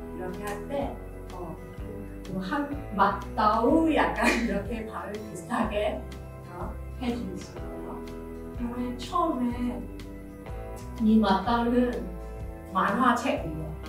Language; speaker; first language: Korean; non-native, learner; Chinese